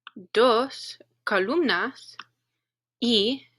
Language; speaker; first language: Spanish; non-native, learner; English